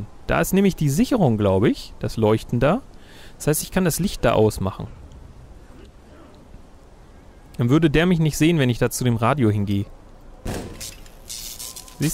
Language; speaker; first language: German; native; German